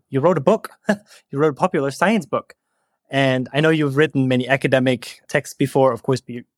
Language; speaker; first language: English; non-native, fluent; German